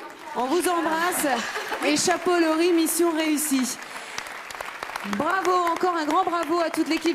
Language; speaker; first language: French; native; French